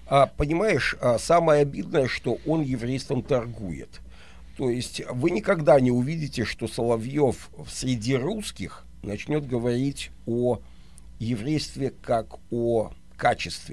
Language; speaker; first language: Russian; native; Russian